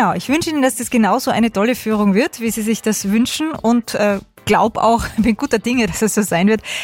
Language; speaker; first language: German; native; German